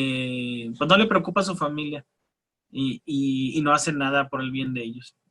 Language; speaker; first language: Spanish; native; Spanish